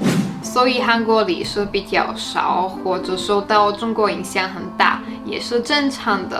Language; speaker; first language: Chinese; non-native, fluent; Slovak